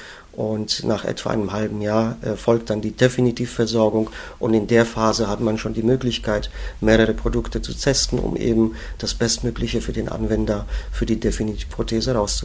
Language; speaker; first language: German; native; German